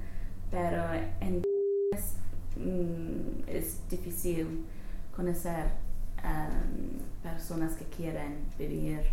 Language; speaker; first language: Spanish; non-native, learner; English